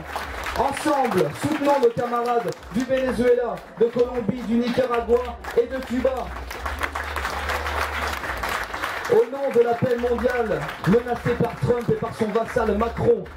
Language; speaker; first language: French; native; French